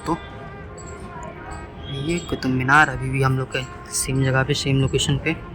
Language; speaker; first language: Hindi; native; Hindi